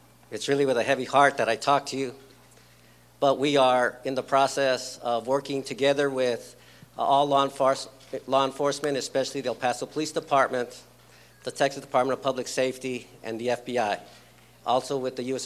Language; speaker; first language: English; early bilingual, other home language; Spanish